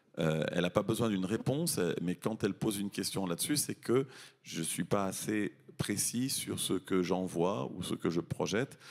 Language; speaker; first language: French; native; French